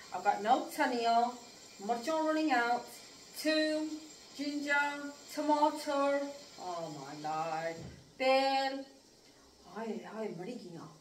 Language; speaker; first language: Punjabi; early bilingual, other home language; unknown